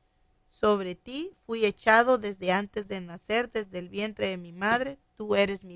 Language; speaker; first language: Spanish; native; Spanish